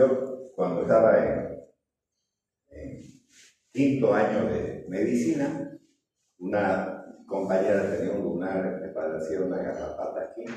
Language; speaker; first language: Spanish; native; Spanish